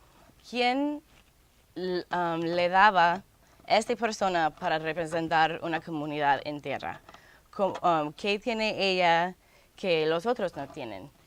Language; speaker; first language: Spanish; non-native, fluent; English